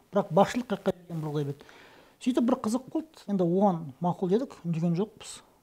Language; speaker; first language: Kazakh; non-native, local second language; Russian